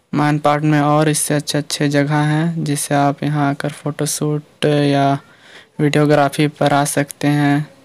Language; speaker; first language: Hindi; native; Hindi